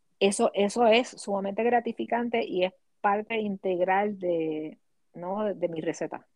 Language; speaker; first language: Spanish; native; Spanish